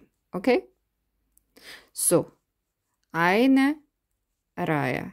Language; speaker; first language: German; non-native, learner; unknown